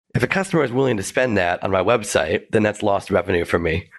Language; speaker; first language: English; native; English